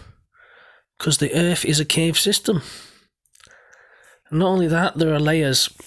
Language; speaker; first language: English; native; English